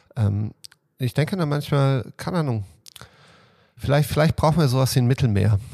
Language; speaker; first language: German; early bilingual, other home language; Serbian